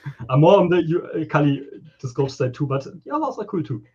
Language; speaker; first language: English; non-native, fluent; German